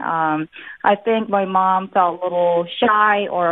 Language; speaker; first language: English; non-native, fluent; Korean